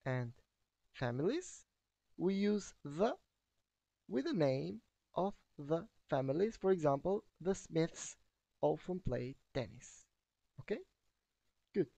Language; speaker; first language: English; non-native, fluent; Albanian